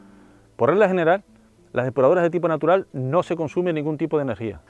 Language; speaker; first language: Spanish; native; Spanish